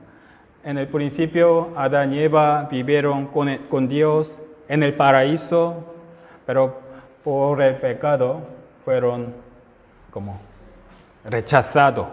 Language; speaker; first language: Spanish; non-native, fluent; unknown